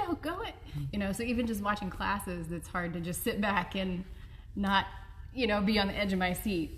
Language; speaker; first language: English; native; English